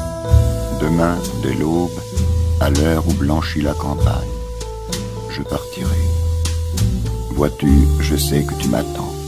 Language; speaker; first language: French; native; French